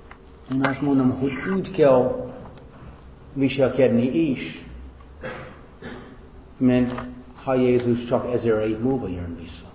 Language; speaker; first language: Hungarian; non-native, fluent; English